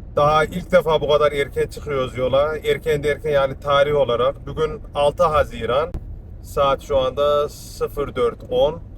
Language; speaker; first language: Turkish; early bilingual, heritage; Turkish